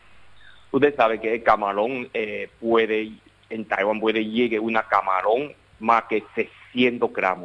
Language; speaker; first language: Spanish; non-native, learner; Chinese